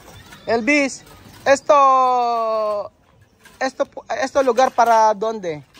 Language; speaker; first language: Spanish; non-native, learner; Filipino